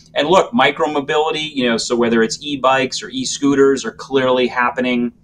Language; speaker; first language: English; native; English